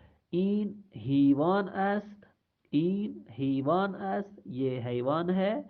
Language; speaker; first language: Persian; non-native, fluent; Urdu